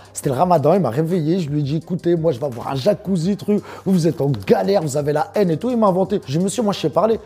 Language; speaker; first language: French; early bilingual, other home language; Arabic